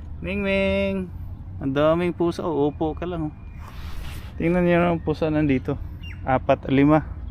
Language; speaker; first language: Filipino; non-native, local second language; Cebuano